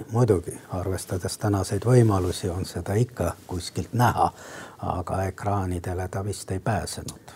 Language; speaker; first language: Estonian; non-native, local second language; Russian